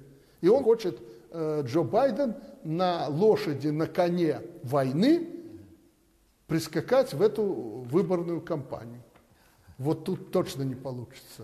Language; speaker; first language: Russian; native; Russian